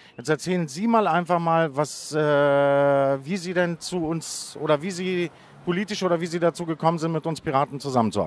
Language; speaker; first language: German; early bilingual, other home language; Greek